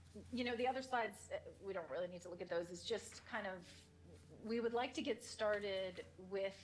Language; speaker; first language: English; native; English